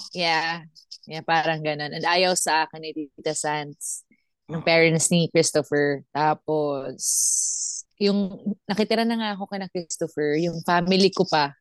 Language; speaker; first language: Filipino; non-native, local second language; Cebuano